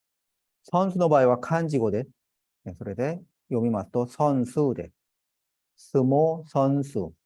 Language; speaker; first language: Japanese; non-native, fluent; Korean